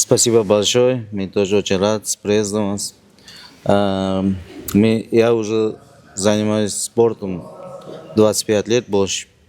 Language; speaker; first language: Russian; non-native, learner; Uzbek